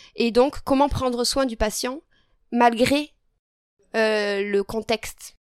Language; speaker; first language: French; native; French